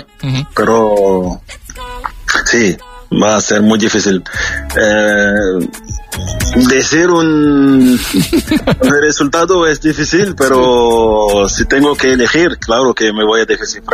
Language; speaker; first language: Spanish; non-native, fluent; French